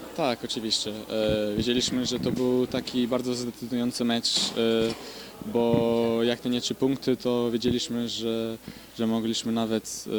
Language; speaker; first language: Polish; non-native, fluent; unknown